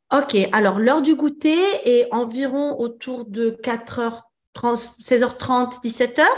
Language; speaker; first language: French; early bilingual, other home language; Italian